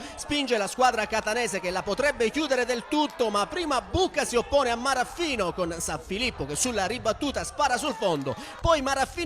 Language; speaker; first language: Italian; native; Italian